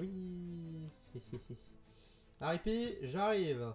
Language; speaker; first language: French; native; French